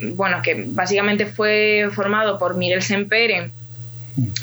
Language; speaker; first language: Spanish; early bilingual, other home language; Ukrainian